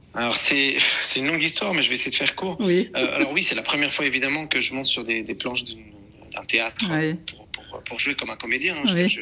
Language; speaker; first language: French; native; French